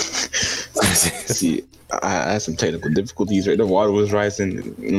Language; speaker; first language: English; non-native, fluent; French